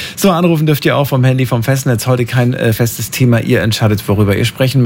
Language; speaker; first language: German; native; German